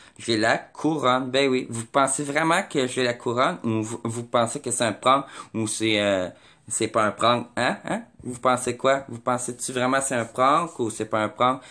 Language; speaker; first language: French; native; French